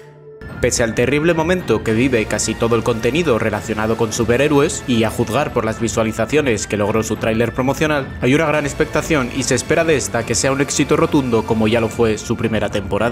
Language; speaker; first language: Spanish; native; Spanish